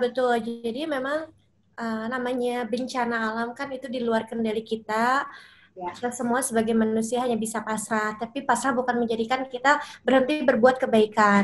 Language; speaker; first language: Indonesian; native; Indonesian